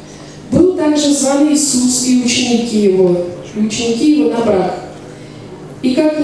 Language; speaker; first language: Russian; native; Russian